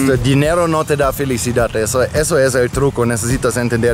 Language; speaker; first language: Spanish; non-native, fluent; German